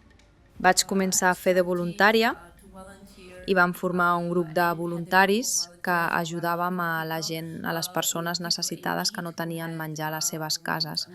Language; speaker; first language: Catalan; non-native, fluent; Armenian